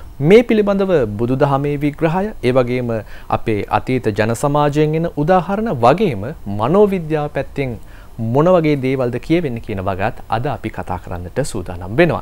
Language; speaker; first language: Sinhala; native; Sinhala